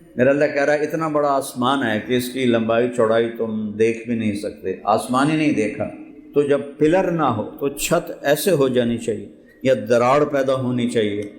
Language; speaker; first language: Urdu; non-native, local second language; Punjabi